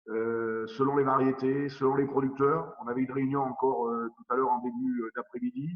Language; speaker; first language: French; native; French